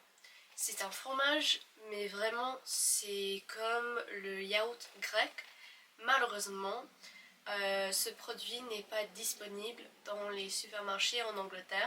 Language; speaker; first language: French; non-native, fluent; English